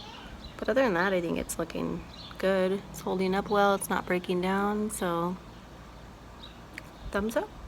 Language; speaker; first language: English; native; English